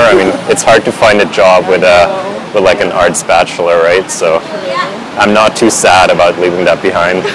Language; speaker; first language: English; non-native, fluent; Swiss German